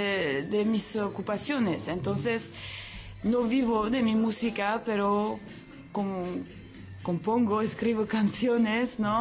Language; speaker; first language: Spanish; early bilingual, heritage; French